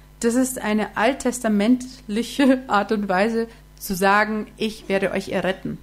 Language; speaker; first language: German; native; German